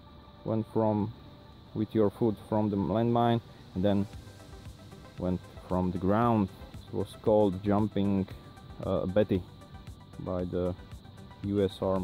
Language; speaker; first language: English; non-native, learner; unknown